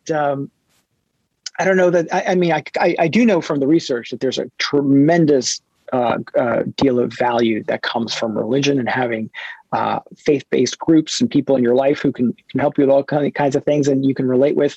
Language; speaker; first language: English; early bilingual, other home language; Hebrew